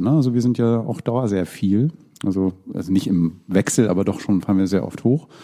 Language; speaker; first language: German; native; German